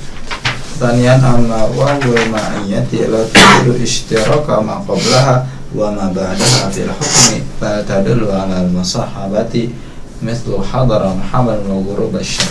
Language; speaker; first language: Arabic; non-native, fluent; Indonesian